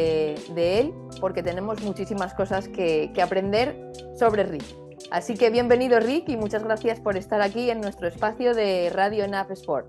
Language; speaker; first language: Spanish; native; Spanish